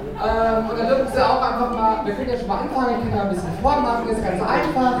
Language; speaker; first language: German; native; German